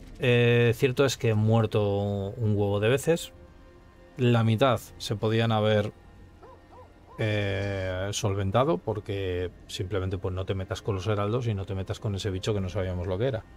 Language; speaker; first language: Spanish; native; Spanish